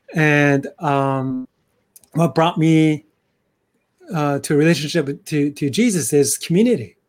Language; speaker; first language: English; early bilingual, other home language; Chinese